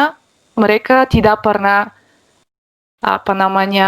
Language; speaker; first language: Indonesian; non-native, fluent; Bulgarian